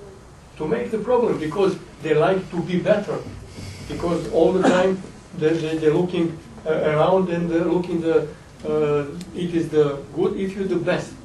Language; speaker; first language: English; non-native, fluent; Serbian